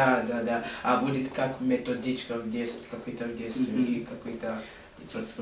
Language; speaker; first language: Russian; non-native, learner; English